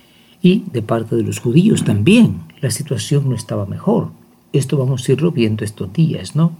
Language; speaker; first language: Spanish; native; Spanish